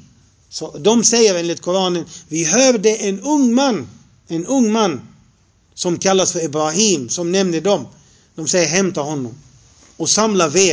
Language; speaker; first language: Swedish; non-native, fluent; Arabic